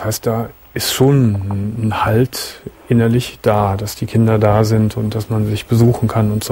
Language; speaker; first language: German; native; German